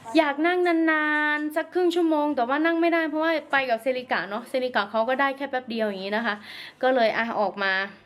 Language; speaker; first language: Thai; native; Thai